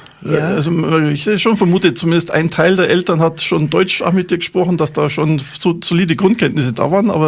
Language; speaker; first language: German; native; German